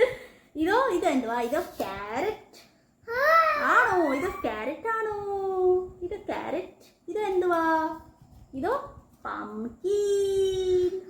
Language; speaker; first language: Malayalam; non-native, learner; Bangla